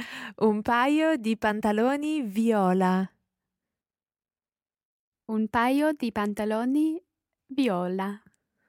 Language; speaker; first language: Italian; non-native, learner; English